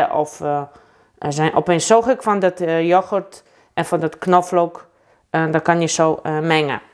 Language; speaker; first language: Dutch; non-native, fluent; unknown